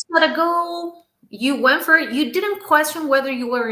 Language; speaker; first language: English; non-native, fluent; Spanish